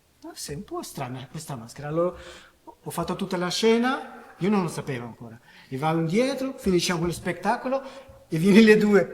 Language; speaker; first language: Italian; non-native, learner; Spanish